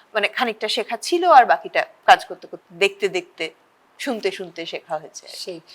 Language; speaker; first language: Bangla; native; Bangla